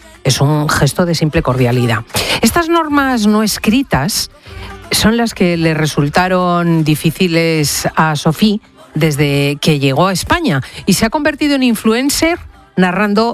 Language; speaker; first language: Spanish; native; Spanish